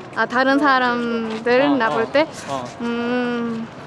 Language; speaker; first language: Korean; non-native, fluent; Estonian